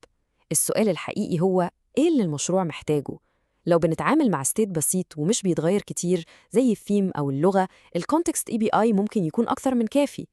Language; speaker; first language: Arabic; native; Arabic